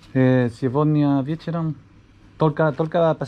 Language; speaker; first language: Russian; non-native, learner; Spanish